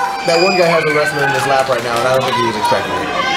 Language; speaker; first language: English; native; English